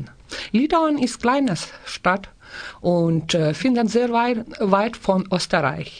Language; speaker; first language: German; non-native, learner; Lithuanian